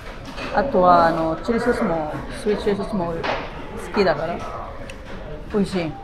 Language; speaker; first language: Japanese; non-native, learner; Arabic